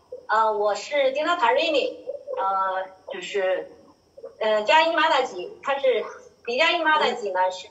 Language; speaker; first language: Chinese; native; Chinese